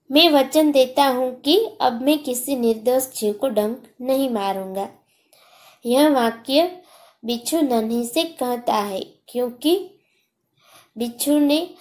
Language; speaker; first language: Hindi; non-native, local second language; Gujarati